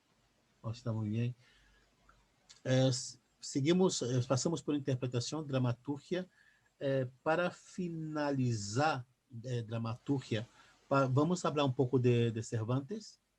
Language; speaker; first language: Spanish; non-native, fluent; Portuguese